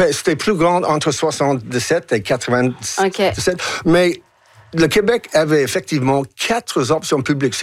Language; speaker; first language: French; non-native, local second language; English